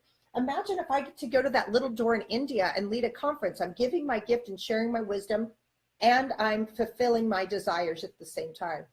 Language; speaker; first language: English; native; English